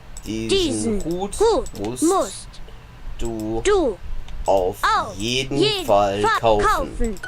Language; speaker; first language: German; non-native, fluent; English